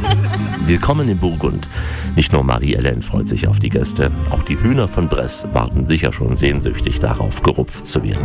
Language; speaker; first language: German; native; German